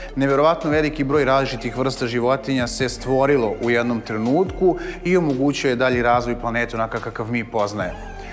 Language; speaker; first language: Serbian; native; Serbian